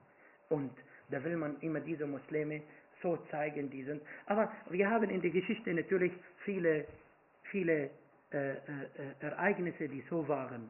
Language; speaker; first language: German; non-native, fluent; Arabic